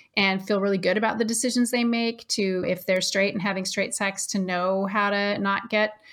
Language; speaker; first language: English; native; English